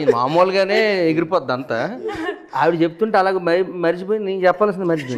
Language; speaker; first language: Telugu; native; Telugu